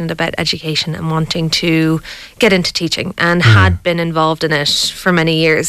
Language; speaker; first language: English; native; English